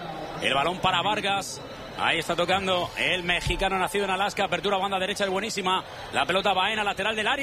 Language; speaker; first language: Spanish; native; Spanish